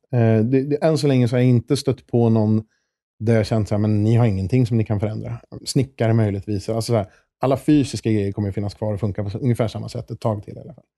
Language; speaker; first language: Swedish; native; Swedish